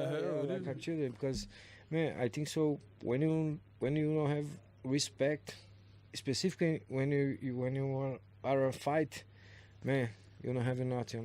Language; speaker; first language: English; non-native, learner; Portuguese